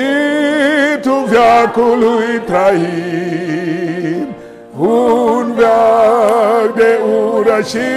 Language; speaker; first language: Romanian; non-native, learner; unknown